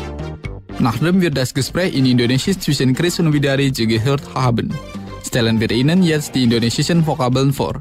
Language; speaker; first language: German; non-native, fluent; Indonesian